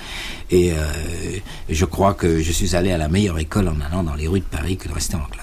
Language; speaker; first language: French; native; French